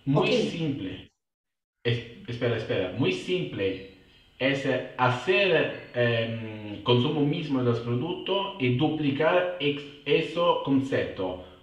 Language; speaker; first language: Spanish; non-native, fluent; Italian